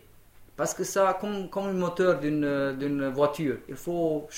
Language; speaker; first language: French; non-native, fluent; Romanian